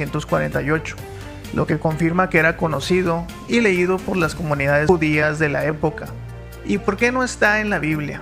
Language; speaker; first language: Spanish; native; Spanish